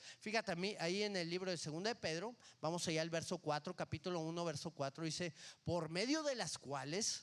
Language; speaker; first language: Spanish; native; Spanish